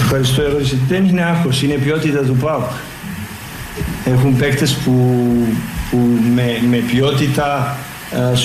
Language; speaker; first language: Greek; non-native, learner; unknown